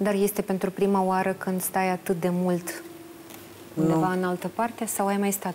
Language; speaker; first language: Romanian; native; Romanian